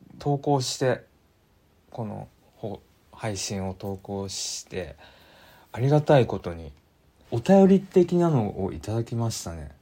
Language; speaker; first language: Japanese; native; Japanese